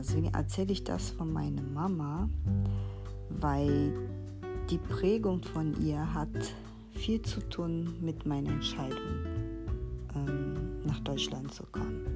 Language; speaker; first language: German; non-native, fluent; Portuguese